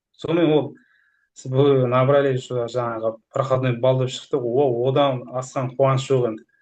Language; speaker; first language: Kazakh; early bilingual, heritage; Kazakh